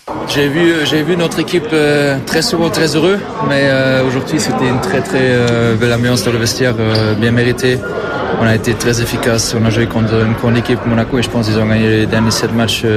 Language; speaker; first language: French; non-native, fluent; German